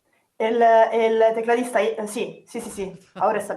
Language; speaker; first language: Spanish; non-native, learner; Italian